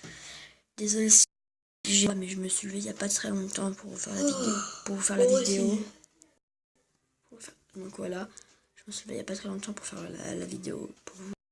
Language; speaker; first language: French; native; French